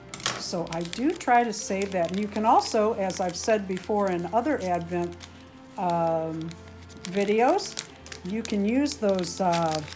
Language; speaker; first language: English; native; English